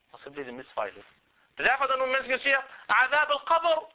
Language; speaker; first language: Danish; non-native, fluent; Arabic